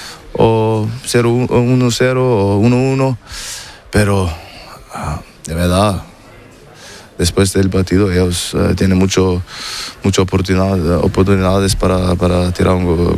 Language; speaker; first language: Spanish; non-native, learner; German